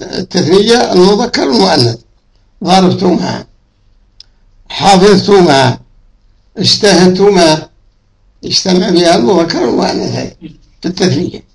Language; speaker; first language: Arabic; native; Arabic